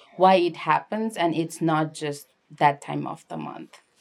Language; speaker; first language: English; non-native, local second language; Nepali